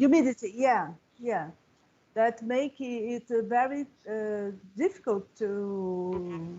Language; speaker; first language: English; non-native, learner; Portuguese